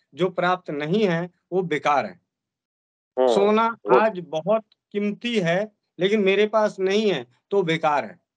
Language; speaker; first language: Hindi; native; Hindi